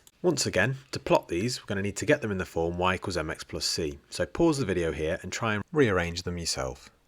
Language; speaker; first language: English; native; English